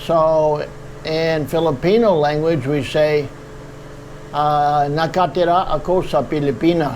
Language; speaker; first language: Filipino; non-native, learner; English